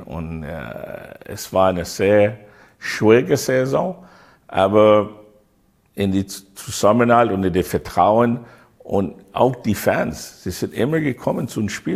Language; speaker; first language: German; non-native, learner; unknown